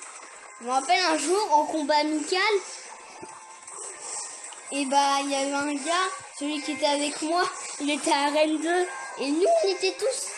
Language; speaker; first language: French; native; French